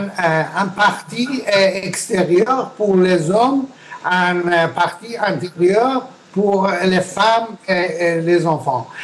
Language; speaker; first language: French; non-native, learner; Persian